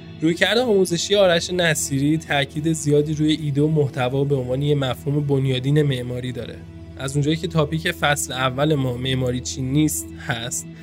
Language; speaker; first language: Persian; native; Persian